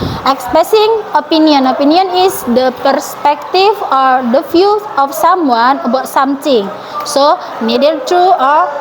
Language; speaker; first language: English; non-native, learner; Indonesian